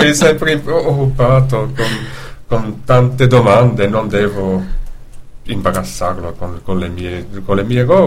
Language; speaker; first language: Italian; non-native, fluent; Dutch